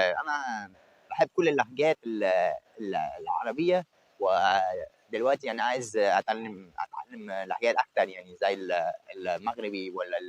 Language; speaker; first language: Arabic; non-native, fluent; French